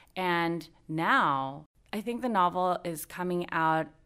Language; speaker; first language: English; native; English